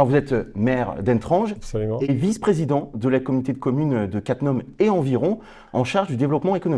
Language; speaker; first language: French; native; French